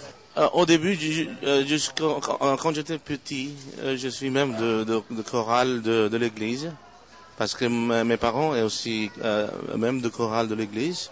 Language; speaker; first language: French; non-native, fluent; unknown